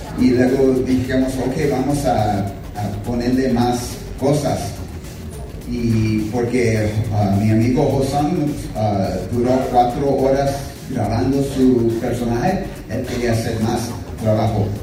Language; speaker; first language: Spanish; early bilingual, heritage; English